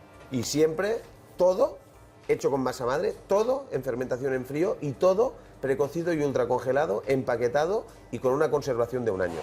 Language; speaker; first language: Spanish; native; Spanish